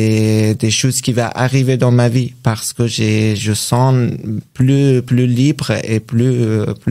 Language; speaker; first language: French; non-native, learner; Persian